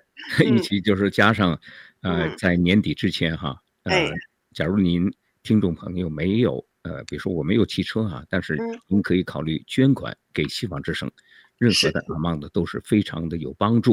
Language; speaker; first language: Chinese; native; Chinese